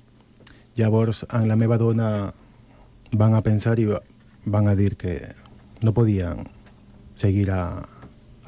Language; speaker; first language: Catalan; non-native, learner; Spanish